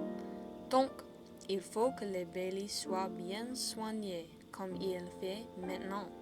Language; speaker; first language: French; non-native, fluent; English